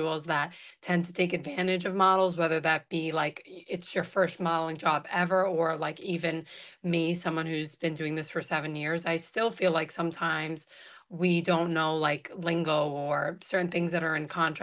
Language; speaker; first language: English; native; English